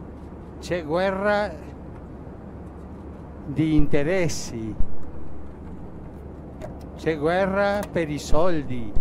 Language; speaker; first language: Italian; non-native, fluent; Spanish